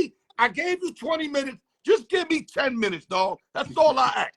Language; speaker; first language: English; native; English